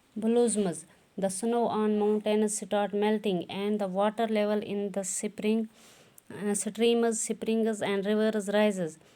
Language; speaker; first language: English; non-native, local second language; Kashmiri